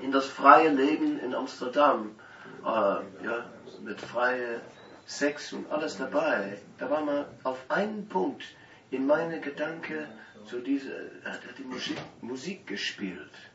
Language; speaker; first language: German; non-native, fluent; Dutch